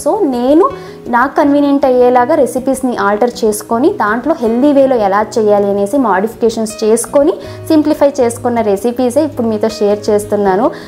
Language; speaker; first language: Telugu; non-native, local second language; Kannada